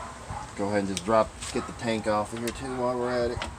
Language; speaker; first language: English; native; English